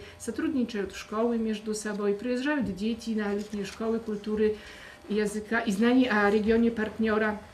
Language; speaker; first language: Russian; non-native, fluent; Polish